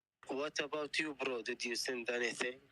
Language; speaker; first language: English; non-native, learner; Arabic